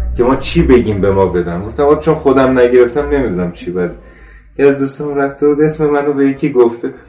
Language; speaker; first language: Persian; non-native, local second language; Armenian